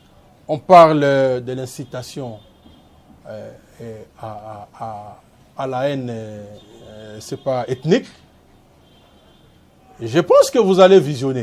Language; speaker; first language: French; non-native, local second language; Lingala